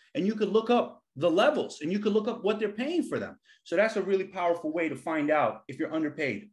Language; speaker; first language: English; native; English